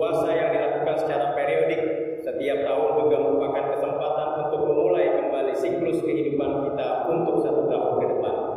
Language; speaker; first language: Indonesian; native; Indonesian